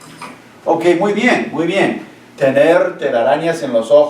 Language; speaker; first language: Spanish; non-native, fluent; English